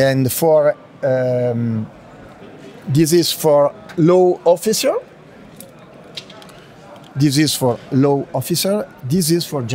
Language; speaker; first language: English; non-native, learner; Italian